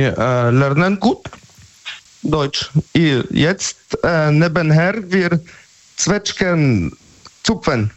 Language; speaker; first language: German; non-native, learner; Polish